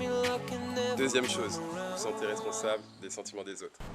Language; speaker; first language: French; native; French